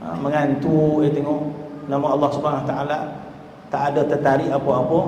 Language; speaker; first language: Malay; native; Malay